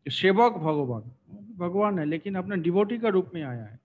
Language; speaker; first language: Hindi; non-native, local second language; Bangla